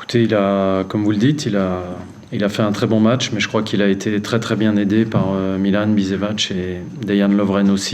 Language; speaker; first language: French; native; French